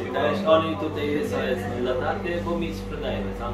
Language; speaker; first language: Polish; non-native, learner; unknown